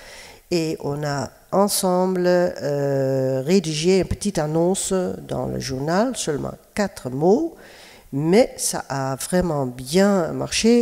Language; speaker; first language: French; non-native, fluent; Dutch